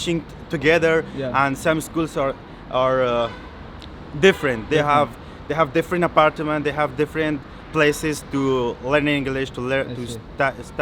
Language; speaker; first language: English; non-native, learner; Persian